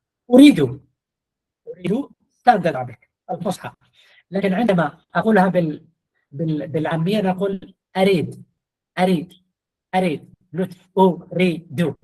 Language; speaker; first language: Arabic; non-native, fluent; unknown